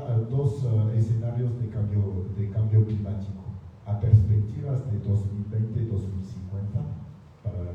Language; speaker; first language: Spanish; non-native, fluent; French